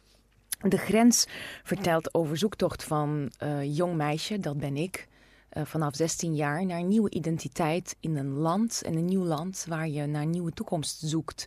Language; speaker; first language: Dutch; non-native, fluent; Russian